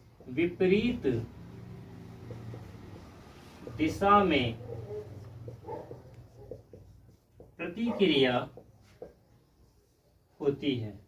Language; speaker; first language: Hindi; native; Hindi